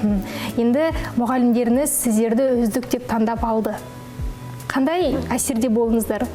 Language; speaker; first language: Kazakh; native; Kazakh